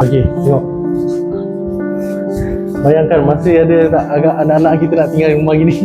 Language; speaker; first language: Malay; native; Malay